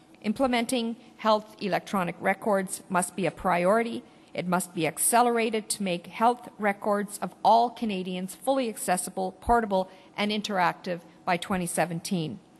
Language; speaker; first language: English; native; English